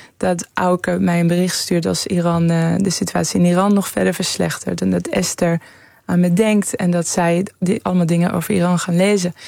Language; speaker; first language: Dutch; early bilingual, other home language; Persian